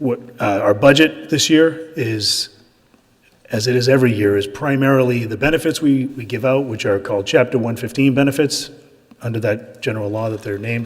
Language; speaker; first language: English; native; English